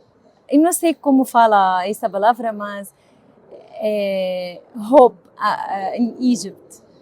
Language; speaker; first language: Portuguese; non-native, learner; Arabic